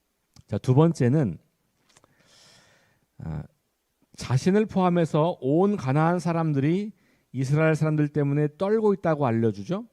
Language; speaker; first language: Korean; native; Korean